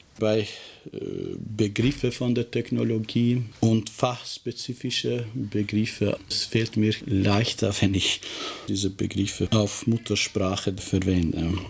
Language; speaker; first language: German; non-native, fluent; Albanian